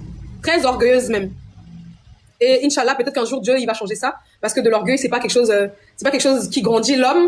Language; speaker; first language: French; non-native, local second language; Lingala